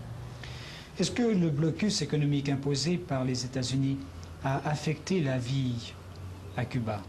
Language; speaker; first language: French; native; French